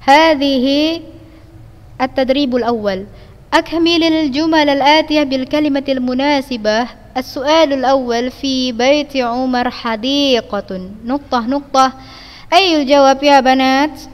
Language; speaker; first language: Arabic; non-native, fluent; Indonesian